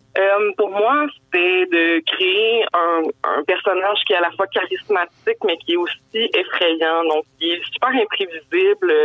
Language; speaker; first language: French; native; French